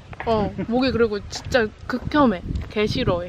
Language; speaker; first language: Korean; native; Korean